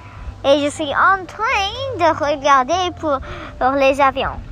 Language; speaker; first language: French; non-native, learner; English